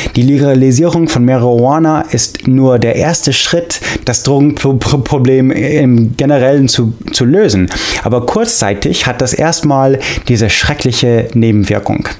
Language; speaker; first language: German; non-native, fluent; English